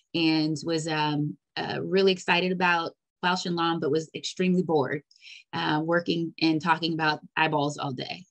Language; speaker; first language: English; native; English